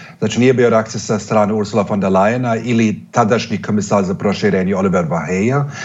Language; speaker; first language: Serbian; non-native, fluent; German